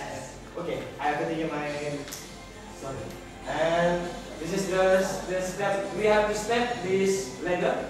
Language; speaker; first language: English; non-native, learner; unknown